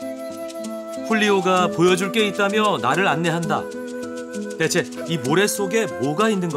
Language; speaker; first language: Korean; native; Korean